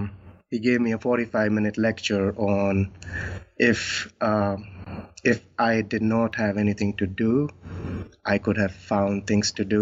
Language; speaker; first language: English; non-native, local second language; Hindi